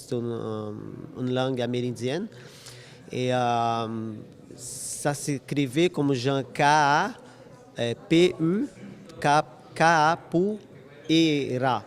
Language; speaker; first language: French; non-native, fluent; Portuguese